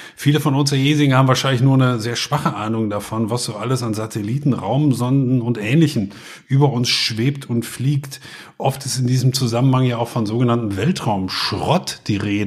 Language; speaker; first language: German; native; German